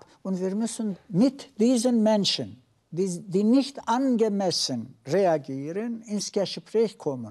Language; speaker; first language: German; non-native, fluent; Turkish